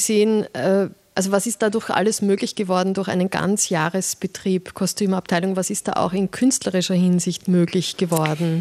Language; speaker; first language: German; native; German